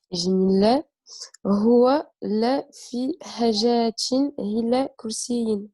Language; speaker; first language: Arabic; non-native, learner; French